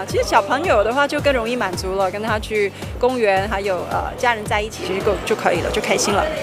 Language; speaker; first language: Chinese; non-native, local second language; Cantonese